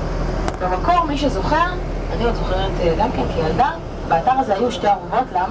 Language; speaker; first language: Hebrew; native; Hebrew